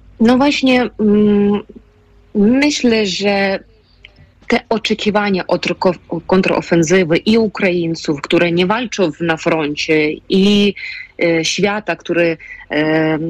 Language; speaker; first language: Polish; non-native, fluent; Ukrainian